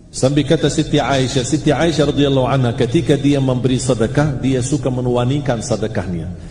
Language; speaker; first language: Malay; non-native, fluent; Arabic